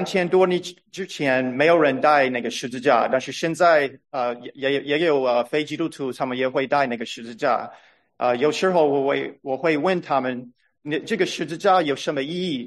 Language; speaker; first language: Chinese; non-native, fluent; English